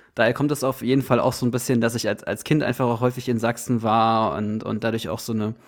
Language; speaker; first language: German; native; German